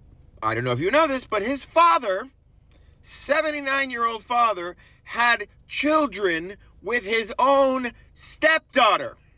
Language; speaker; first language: English; native; English